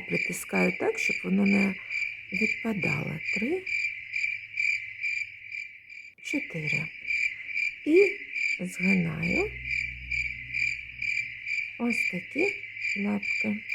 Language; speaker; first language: Ukrainian; native; Ukrainian